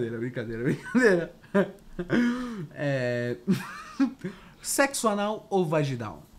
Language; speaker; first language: Portuguese; native; Portuguese